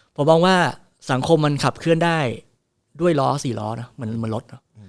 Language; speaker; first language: Thai; native; Thai